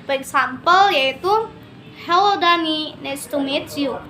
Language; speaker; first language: English; non-native, learner; Indonesian